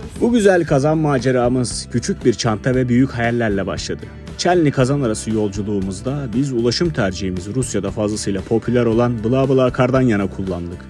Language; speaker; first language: Turkish; native; Turkish